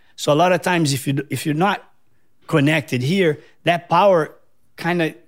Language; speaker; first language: English; non-native, fluent; Portuguese